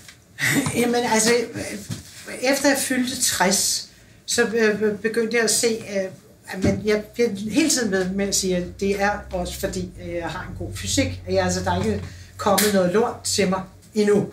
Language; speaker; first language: Danish; native; Danish